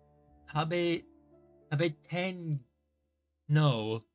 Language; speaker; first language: Japanese; non-native, learner; English